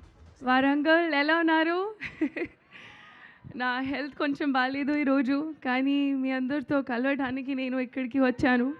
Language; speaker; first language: Telugu; non-native, learner; Hindi